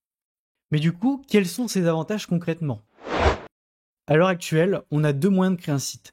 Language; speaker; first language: French; native; French